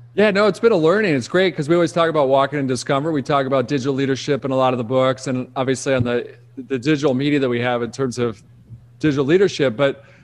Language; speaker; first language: English; native; English